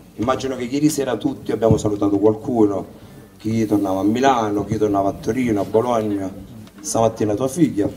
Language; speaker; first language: Italian; native; Italian